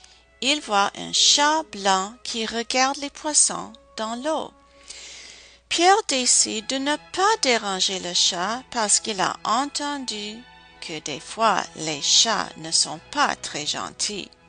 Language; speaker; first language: French; non-native, fluent; English